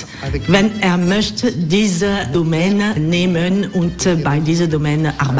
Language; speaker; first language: German; non-native, learner; French